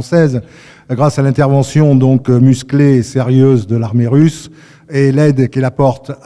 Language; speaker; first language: French; native; French